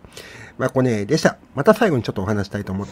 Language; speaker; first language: Japanese; native; Japanese